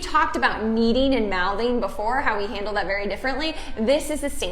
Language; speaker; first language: English; native; English